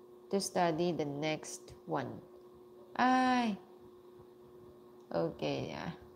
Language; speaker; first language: English; non-native, local second language; Filipino